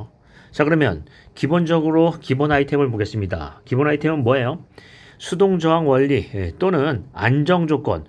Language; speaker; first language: Korean; native; Korean